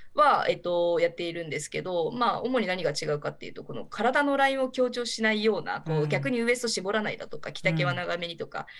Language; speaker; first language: Japanese; native; Japanese